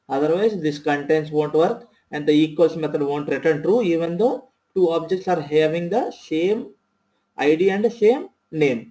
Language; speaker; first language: English; non-native, local second language; Telugu